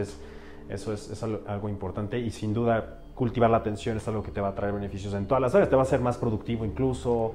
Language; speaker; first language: Spanish; native; Spanish